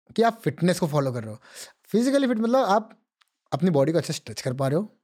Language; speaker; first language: Hindi; non-native, local second language; Odia